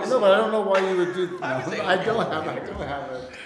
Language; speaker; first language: English; native; English